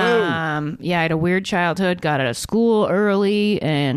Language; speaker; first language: English; native; English